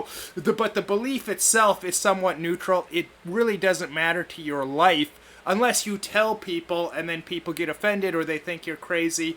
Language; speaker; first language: English; native; English